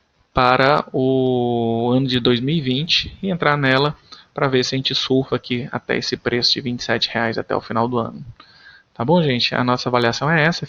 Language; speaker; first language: Portuguese; native; Portuguese